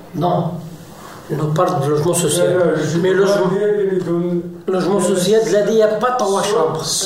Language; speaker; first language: French; non-native, learner; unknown